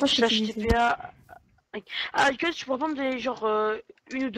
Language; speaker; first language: French; native; French